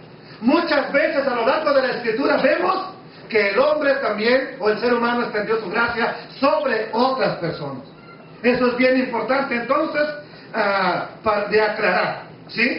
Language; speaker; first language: Spanish; native; Spanish